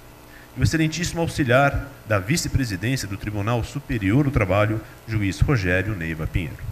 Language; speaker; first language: Portuguese; native; Portuguese